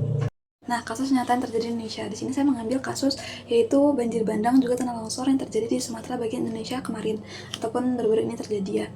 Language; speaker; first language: Indonesian; native; Indonesian